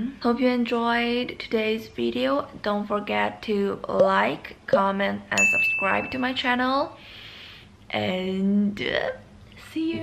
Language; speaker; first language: English; non-native, fluent; Chinese